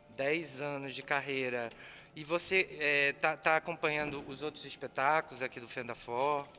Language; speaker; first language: Portuguese; native; Portuguese